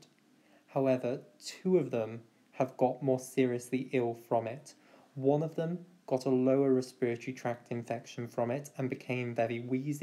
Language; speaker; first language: English; native; English